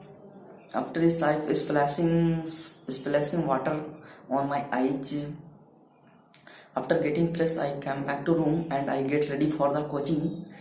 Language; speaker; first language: English; non-native, learner; Hindi